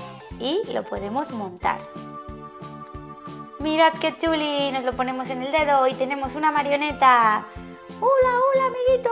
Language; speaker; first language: Spanish; native; Spanish